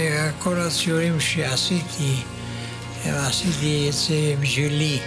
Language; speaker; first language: Hebrew; non-native, fluent; German